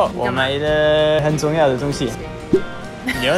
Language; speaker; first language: Chinese; non-native, learner; French